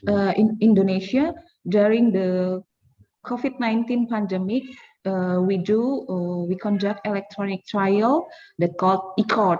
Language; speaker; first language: English; non-native, fluent; Indonesian